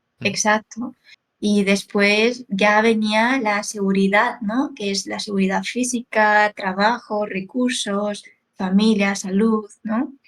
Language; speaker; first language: Spanish; early bilingual, other home language; Chinese